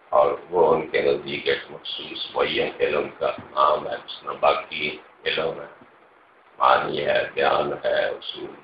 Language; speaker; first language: Urdu; non-native, local second language; Punjabi